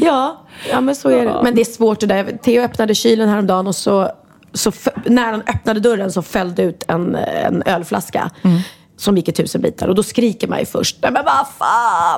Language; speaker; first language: Swedish; native; Swedish